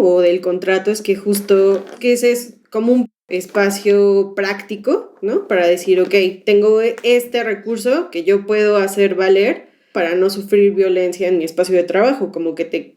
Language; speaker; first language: Spanish; native; Spanish